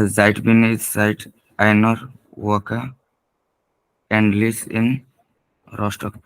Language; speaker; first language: German; non-native, fluent; Hindi